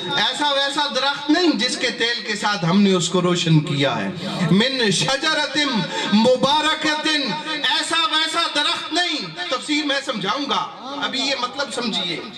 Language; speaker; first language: Urdu; non-native, local second language; Punjabi